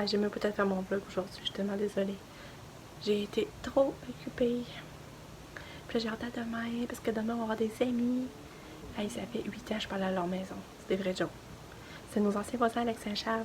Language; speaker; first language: French; native; French